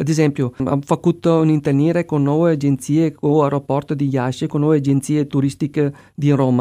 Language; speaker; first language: Romanian; non-native, learner; Italian